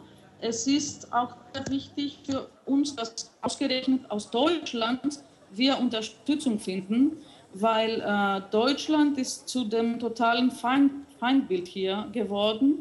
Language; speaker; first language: German; non-native, fluent; Greek